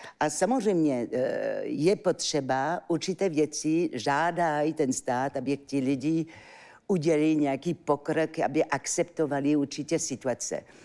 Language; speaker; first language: Czech; non-native, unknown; French